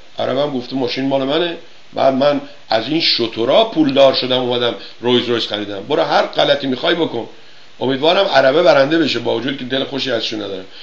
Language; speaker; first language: Persian; native; Persian